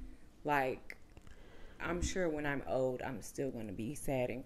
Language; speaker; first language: English; native; English